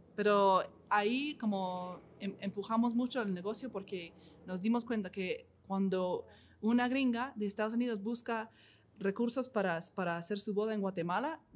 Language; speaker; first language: Spanish; non-native, fluent; English